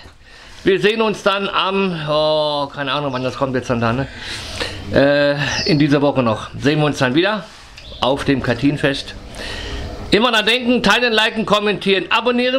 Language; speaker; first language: German; native; German